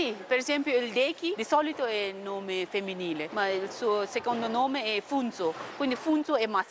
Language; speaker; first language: Italian; non-native, fluent; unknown